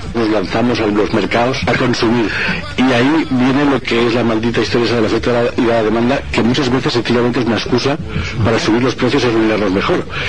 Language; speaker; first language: Spanish; native; Spanish